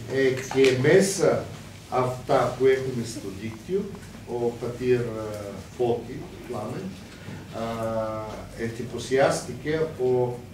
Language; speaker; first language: Greek; non-native, fluent; Bulgarian